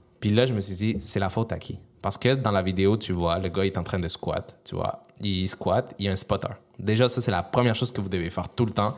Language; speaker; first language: French; early bilingual, other home language; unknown